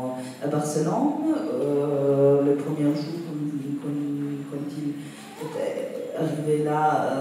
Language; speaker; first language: French; non-native, fluent; Italian